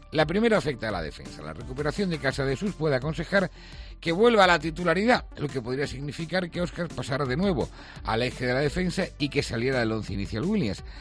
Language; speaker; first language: Spanish; native; Spanish